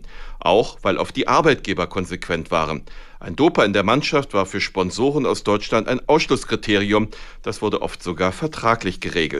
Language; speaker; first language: German; native; German